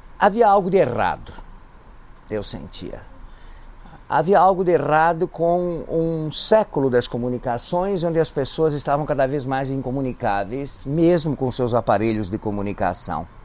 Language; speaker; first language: Portuguese; non-native, fluent; Greek